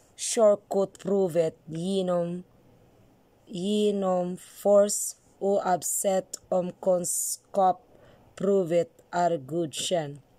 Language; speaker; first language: Swedish; non-native, learner; Filipino